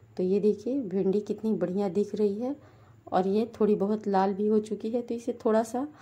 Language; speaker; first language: Hindi; native; Hindi